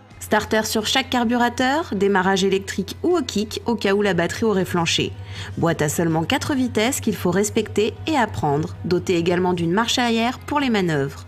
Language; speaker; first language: French; native; French